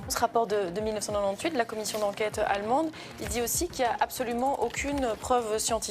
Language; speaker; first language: French; native; French